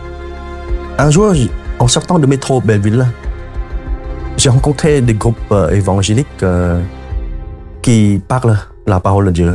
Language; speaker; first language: French; non-native, fluent; Khmer